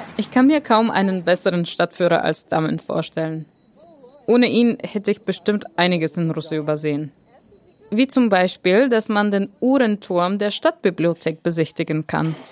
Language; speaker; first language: German; non-native, fluent; Bulgarian